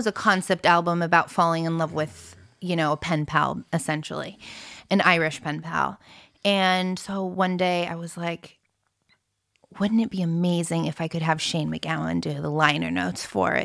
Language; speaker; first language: English; early bilingual, other home language; French